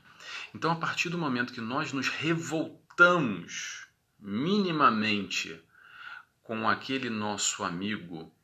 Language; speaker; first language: Portuguese; native; Portuguese